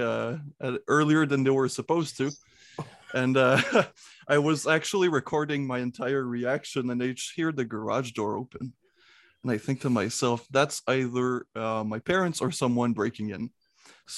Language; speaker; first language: English; non-native, fluent; French